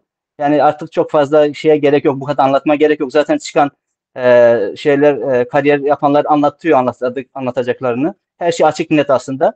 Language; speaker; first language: Turkish; native; Turkish